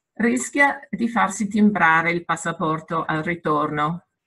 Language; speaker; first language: Italian; non-native, fluent; English